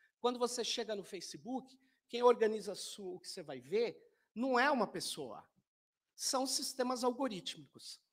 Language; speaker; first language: Portuguese; native; Portuguese